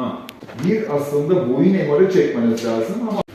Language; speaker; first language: Turkish; native; Turkish